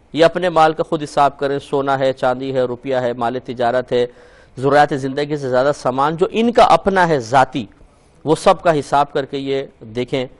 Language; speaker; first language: Urdu; native; Urdu